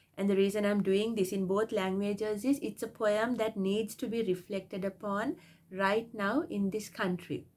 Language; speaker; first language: English; non-native, local second language; Sinhala